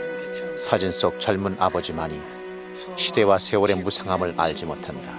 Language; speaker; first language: Korean; native; Korean